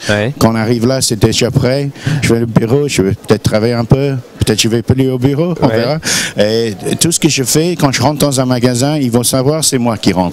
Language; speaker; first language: French; non-native, learner; English